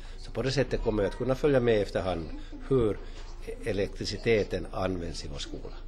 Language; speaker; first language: Swedish; native; Swedish